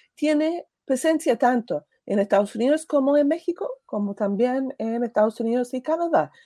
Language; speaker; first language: Spanish; non-native, fluent; English